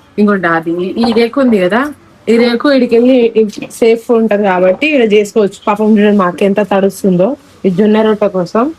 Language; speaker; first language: Telugu; non-native, local second language; Lambadi